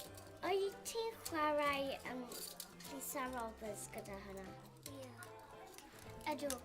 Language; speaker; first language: Welsh; non-native, local second language; English